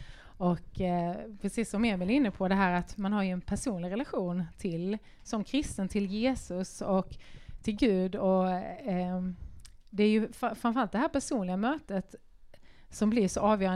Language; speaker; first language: Swedish; native; Swedish